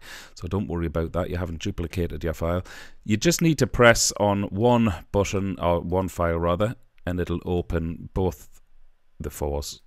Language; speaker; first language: English; native; English